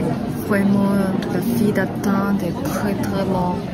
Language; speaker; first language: French; non-native, learner; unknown